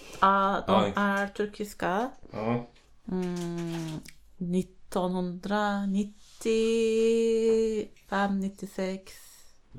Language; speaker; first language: Swedish; non-native, learner; Turkish